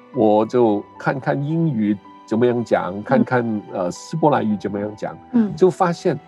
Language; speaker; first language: Chinese; non-native, local second language; Cantonese